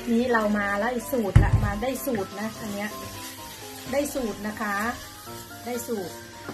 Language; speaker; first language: Thai; native; Thai